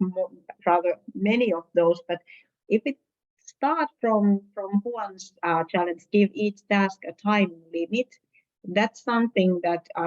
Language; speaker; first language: English; non-native, fluent; Finnish